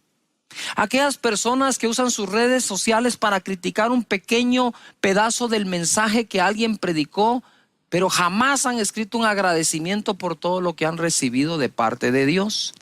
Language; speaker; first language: Spanish; native; Spanish